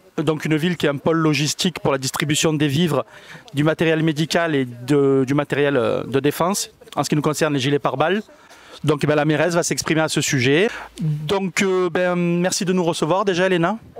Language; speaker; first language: French; native; French